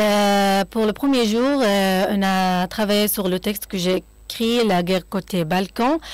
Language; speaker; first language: French; non-native, fluent; Arabic